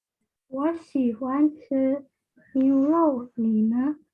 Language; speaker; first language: Chinese; non-native, learner; Indonesian